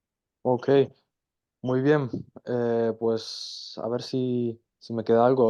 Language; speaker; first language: Spanish; non-native, fluent; German